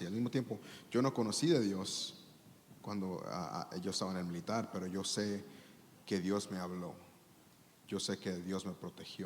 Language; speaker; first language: Spanish; early bilingual, heritage; Spanish